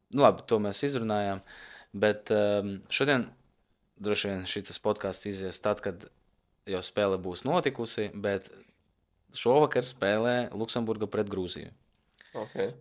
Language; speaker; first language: Latvian; native; Latvian